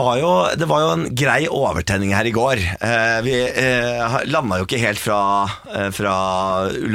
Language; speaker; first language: Norwegian; native; Norwegian